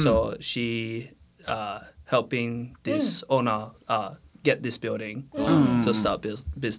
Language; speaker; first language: English; non-native, learner; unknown